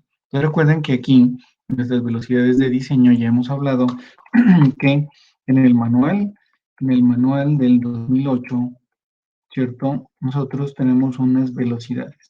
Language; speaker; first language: Spanish; native; Spanish